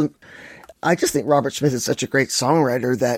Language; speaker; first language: English; native; English